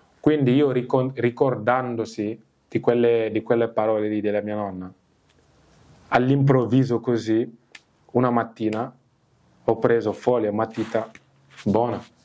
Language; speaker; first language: Italian; non-native, fluent; Wolof